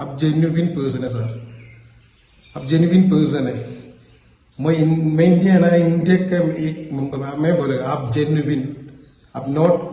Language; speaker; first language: Hindi; non-native, local second language; Malayalam